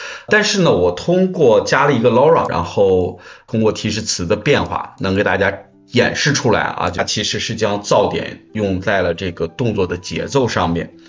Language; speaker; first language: Chinese; native; Chinese